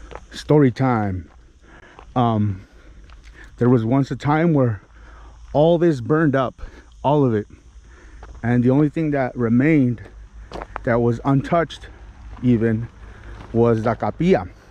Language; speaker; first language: English; native; English